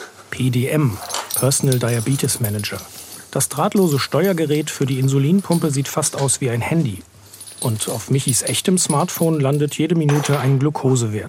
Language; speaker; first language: German; native; German